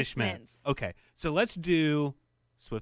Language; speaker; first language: English; native; English